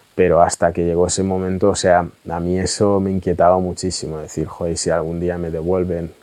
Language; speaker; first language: Spanish; early bilingual, other home language; Russian